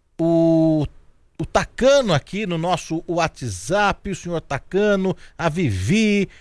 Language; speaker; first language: Portuguese; native; Portuguese